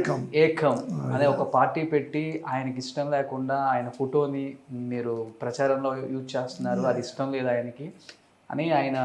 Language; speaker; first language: Telugu; native; Telugu